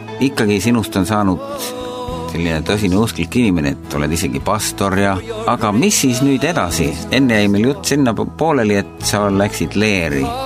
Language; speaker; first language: Estonian; native; Estonian